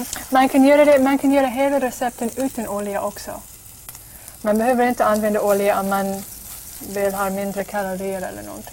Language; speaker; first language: Swedish; non-native, fluent; English